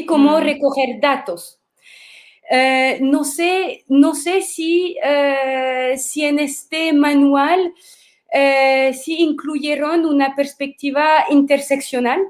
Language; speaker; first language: Spanish; non-native, fluent; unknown